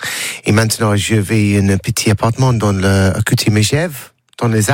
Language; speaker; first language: French; non-native, learner; English